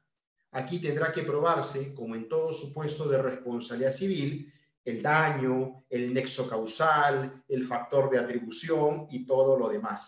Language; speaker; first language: Spanish; native; Spanish